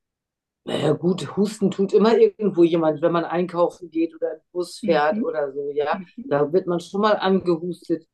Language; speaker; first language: German; native; German